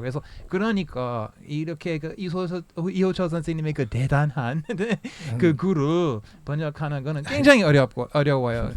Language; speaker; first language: Korean; non-native, fluent; English